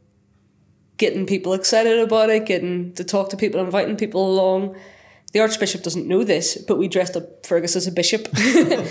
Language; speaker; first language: English; native; English